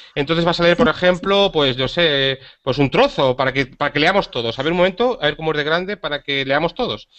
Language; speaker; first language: Spanish; native; Spanish